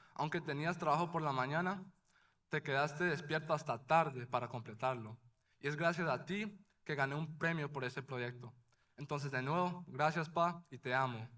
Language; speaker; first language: Spanish; early bilingual, other home language; English